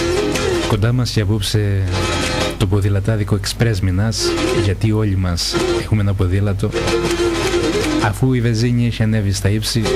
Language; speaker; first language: Greek; native; Greek